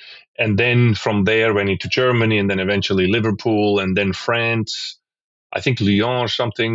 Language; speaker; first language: English; non-native, fluent; Swiss German